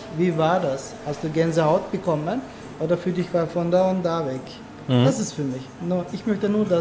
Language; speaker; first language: German; non-native, learner; Turkish